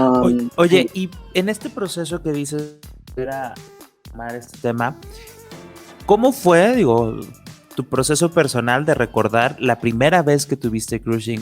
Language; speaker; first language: Spanish; native; Spanish